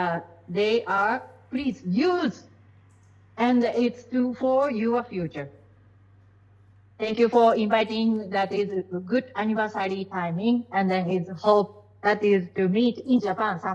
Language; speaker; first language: English; non-native, learner; Japanese